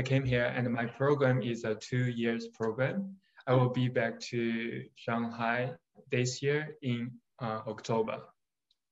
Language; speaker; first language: English; non-native, fluent; Chinese